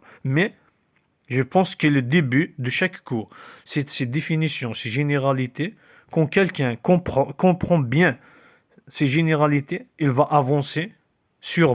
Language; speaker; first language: French; non-native, local second language; Kabyle